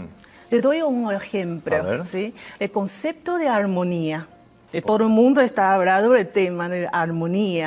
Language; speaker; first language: Spanish; non-native, learner; Chinese